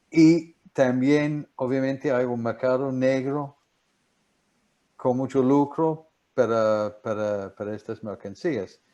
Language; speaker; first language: Spanish; non-native, fluent; English